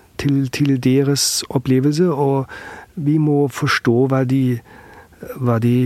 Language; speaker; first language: Norwegian; early bilingual, heritage; German